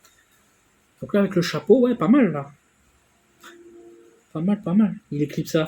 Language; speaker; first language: French; native; French